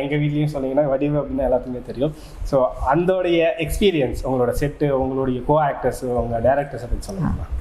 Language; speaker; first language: Tamil; native; Tamil